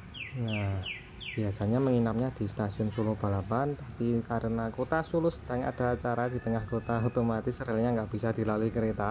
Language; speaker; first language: Indonesian; native; Indonesian